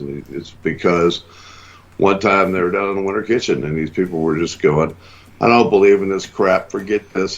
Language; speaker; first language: English; native; English